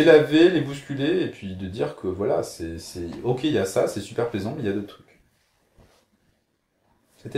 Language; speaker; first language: French; native; French